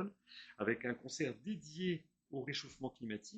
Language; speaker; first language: French; native; French